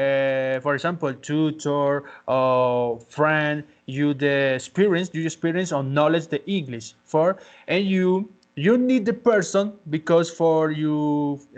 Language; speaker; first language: English; non-native, learner; Spanish